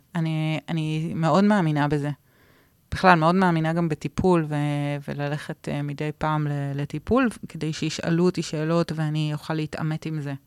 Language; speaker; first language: Hebrew; native; Hebrew